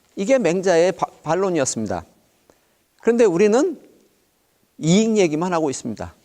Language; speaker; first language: Korean; native; Korean